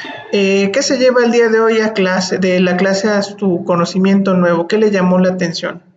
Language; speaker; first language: Spanish; native; Spanish